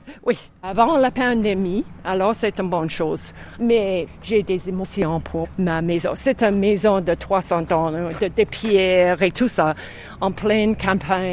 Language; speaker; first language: French; non-native, fluent; English